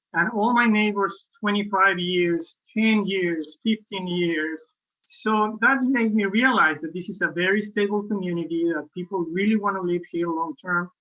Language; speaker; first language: English; non-native, fluent; Spanish